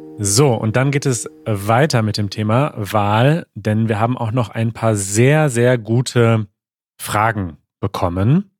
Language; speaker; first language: German; native; German